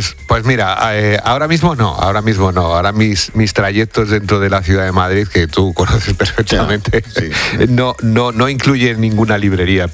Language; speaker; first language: Spanish; native; Spanish